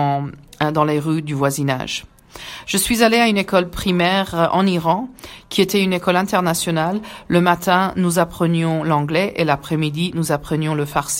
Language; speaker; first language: French; early bilingual, other home language; Persian